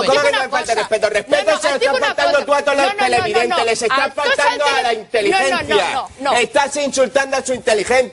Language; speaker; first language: Spanish; native; Spanish